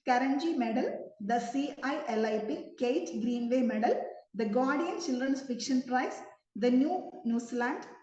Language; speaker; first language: English; non-native, local second language; Malayalam